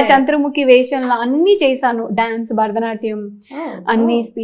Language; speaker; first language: Telugu; non-native, learner; Tamil